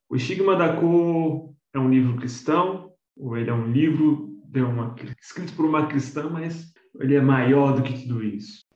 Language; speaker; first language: Portuguese; native; Portuguese